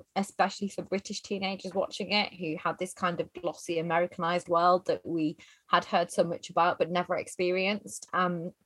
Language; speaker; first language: English; native; English